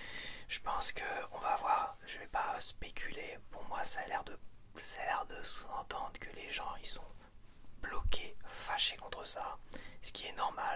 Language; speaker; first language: French; native; French